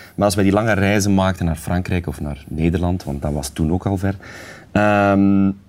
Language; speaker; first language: Dutch; native; Dutch